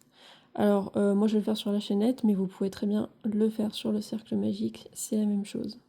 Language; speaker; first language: French; native; French